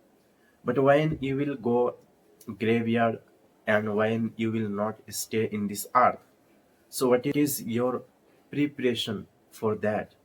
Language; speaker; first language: English; non-native, learner; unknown